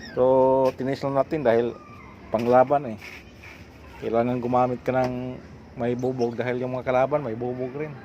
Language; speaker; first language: Filipino; non-native, local second language; Cebuano